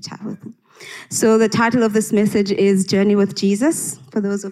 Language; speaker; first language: English; non-native, local second language; Xhosa